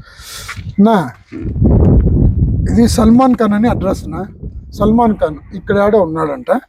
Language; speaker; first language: Telugu; native; Telugu